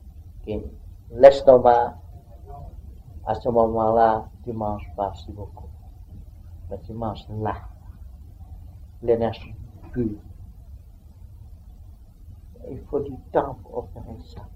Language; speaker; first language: French; non-native, learner; Vietnamese